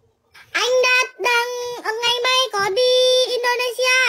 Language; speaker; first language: Vietnamese; non-native, learner; Indonesian